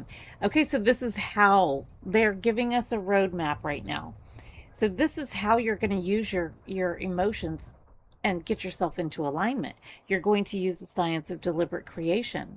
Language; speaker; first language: English; native; English